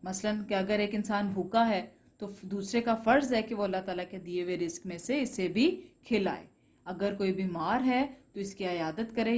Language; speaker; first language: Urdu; non-native, local second language; Punjabi